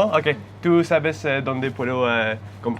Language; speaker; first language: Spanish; non-native, learner; French